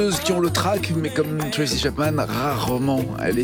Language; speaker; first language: French; native; French